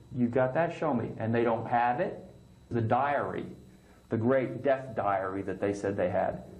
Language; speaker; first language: English; native; English